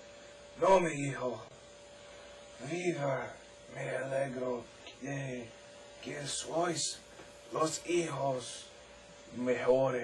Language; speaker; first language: Spanish; non-native, learner; English